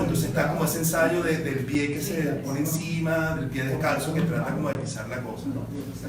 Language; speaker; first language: Spanish; native; Spanish